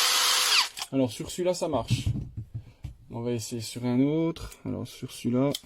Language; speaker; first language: French; native; French